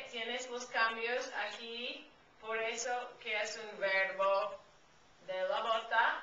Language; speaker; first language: Spanish; non-native, fluent; English